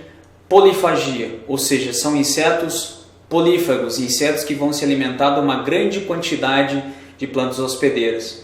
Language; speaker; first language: Portuguese; native; Portuguese